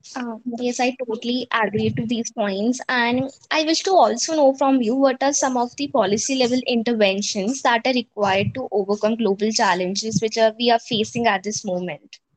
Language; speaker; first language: English; non-native, local second language; Hindi